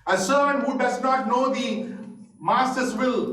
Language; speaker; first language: English; non-native, local second language; Tamil